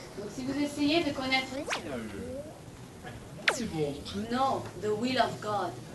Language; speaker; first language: French; native; French